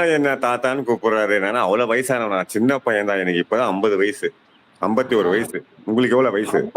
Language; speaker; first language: Tamil; non-native, local second language; Kannada